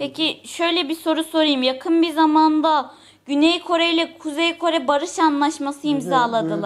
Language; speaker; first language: Turkish; native; Turkish